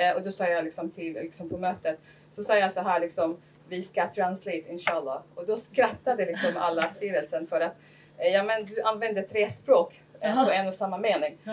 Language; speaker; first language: Swedish; non-native, fluent; Arabic